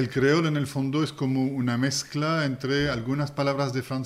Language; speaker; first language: Spanish; native; Spanish